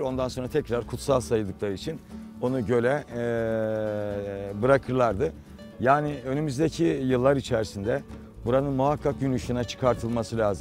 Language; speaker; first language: Turkish; native; Turkish